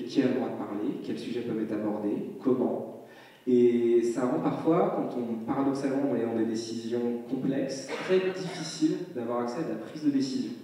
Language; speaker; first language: French; native; French